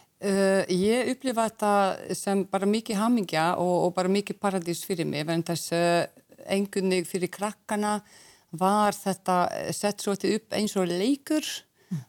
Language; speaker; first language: Icelandic; non-native, fluent; Hungarian